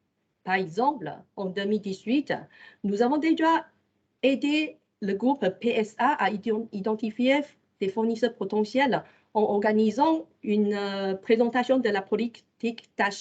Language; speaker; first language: French; non-native, fluent; Chinese